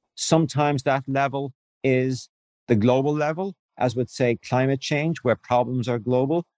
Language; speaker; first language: English; native; English